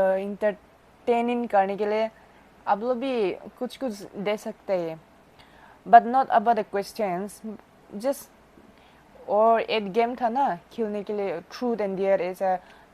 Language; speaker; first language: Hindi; non-native, local second language; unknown